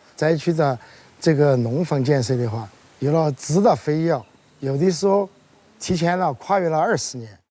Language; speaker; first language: Chinese; native; Chinese